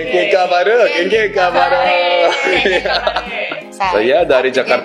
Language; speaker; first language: Indonesian; non-native, learner; Korean